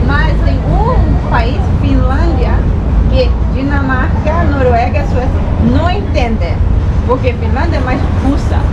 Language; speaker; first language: Spanish; non-native, learner; Portuguese